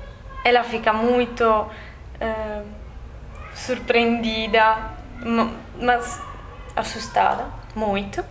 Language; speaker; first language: Portuguese; non-native, learner; Italian